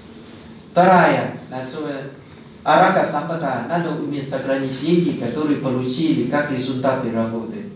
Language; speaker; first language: Russian; non-native, learner; Thai